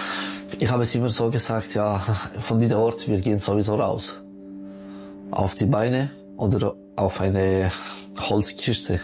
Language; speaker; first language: German; non-native, local second language; French